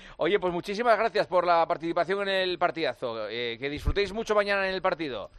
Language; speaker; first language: Spanish; native; Spanish